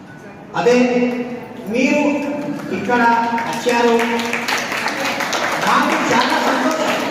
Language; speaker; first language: Telugu; non-native, local second language; Urdu